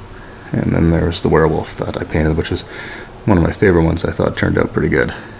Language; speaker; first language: English; native; English